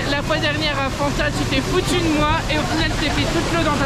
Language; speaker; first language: French; native; French